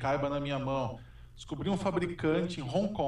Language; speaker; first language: Portuguese; native; Portuguese